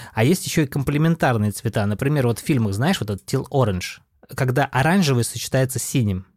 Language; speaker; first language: Russian; native; Russian